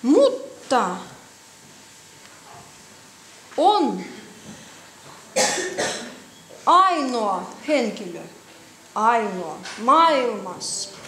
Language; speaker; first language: Finnish; non-native, learner; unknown